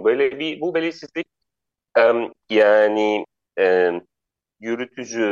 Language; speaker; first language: Turkish; non-native, learner; Arabic